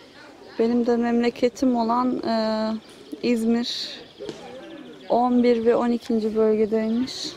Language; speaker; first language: Turkish; native; Turkish